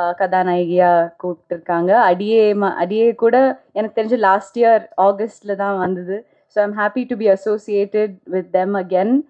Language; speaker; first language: Tamil; non-native, local second language; Malayalam